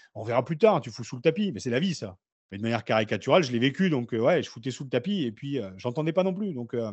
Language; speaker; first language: French; native; French